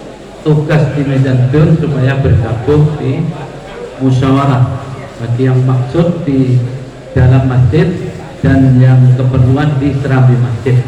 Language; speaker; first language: Indonesian; non-native, local second language; Javanese